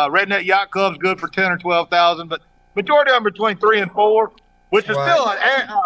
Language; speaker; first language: English; native; English